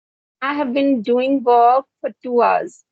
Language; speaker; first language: English; non-native, local second language; Hindi